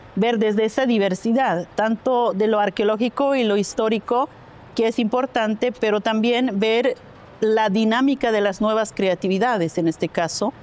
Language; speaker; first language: Spanish; native; Spanish